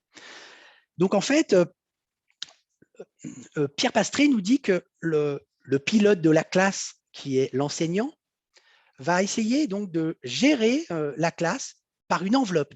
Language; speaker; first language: French; native; French